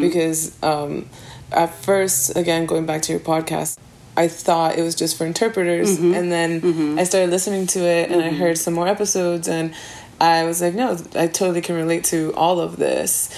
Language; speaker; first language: English; early bilingual, other home language; Spanish